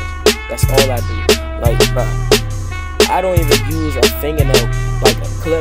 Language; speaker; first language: English; native; English